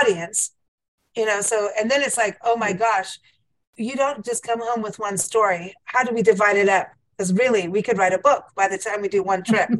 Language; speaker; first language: English; native; English